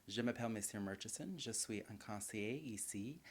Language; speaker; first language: French; non-native, learner; English